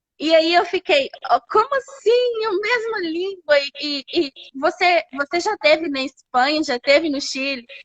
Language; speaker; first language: Portuguese; native; Portuguese